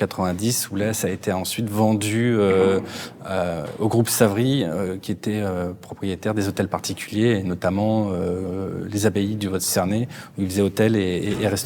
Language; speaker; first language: French; native; French